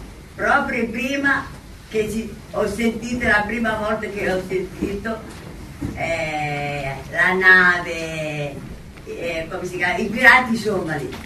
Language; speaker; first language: Italian; non-native, local second language; Somali